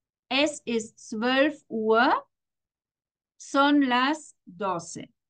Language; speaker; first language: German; non-native, fluent; Spanish